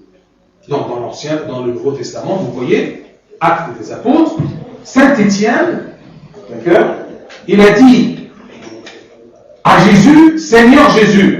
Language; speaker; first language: French; non-native, fluent; Arabic